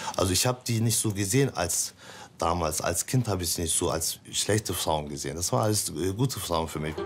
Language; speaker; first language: German; early bilingual, other home language; Turkish